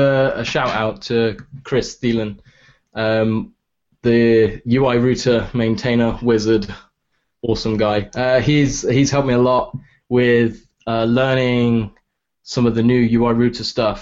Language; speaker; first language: English; native; English